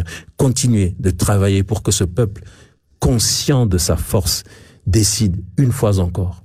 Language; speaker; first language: French; non-native, local second language; Ewe